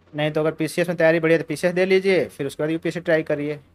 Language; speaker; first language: Hindi; native; Hindi